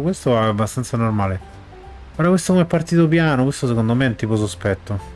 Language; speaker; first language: Italian; native; Italian